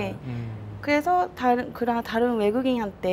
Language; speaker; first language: Korean; non-native, fluent; Japanese